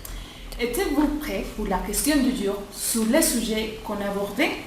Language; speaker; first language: French; non-native, learner; Spanish